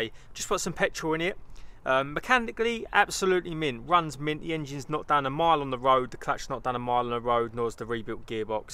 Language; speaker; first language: English; native; English